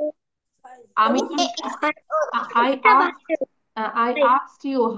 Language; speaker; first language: English; non-native, learner; Bangla